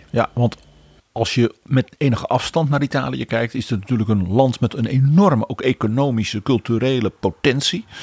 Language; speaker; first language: Dutch; native; Dutch